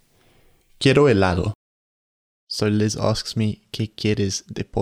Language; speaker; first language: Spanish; non-native, fluent; English